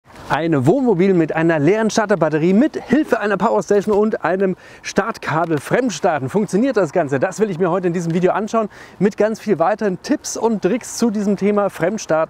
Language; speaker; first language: German; native; German